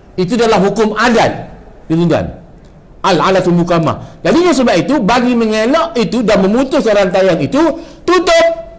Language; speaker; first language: Malay; native; Malay